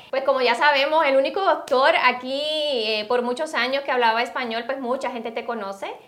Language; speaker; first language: Spanish; native; Spanish